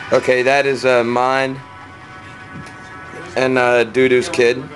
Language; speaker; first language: English; native; English